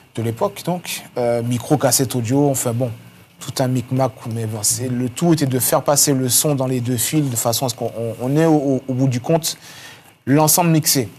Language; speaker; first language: French; native; French